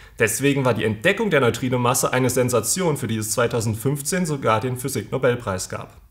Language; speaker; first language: German; native; German